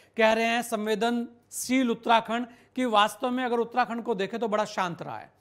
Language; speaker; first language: Hindi; native; Hindi